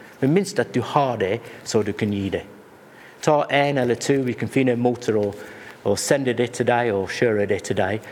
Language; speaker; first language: Norwegian; non-native, fluent; English